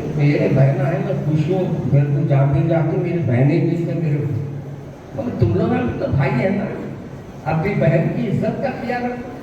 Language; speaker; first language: Urdu; native; Urdu